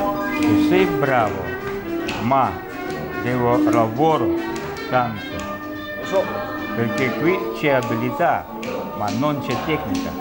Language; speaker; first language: Italian; non-native, learner; Russian